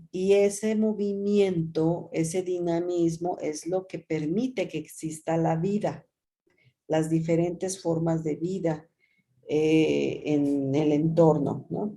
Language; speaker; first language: Spanish; native; Spanish